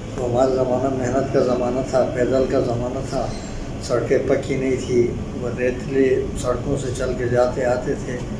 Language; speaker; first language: Urdu; non-native, local second language; Shina